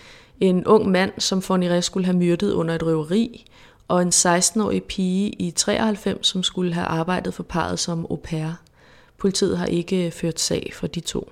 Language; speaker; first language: Danish; native; Danish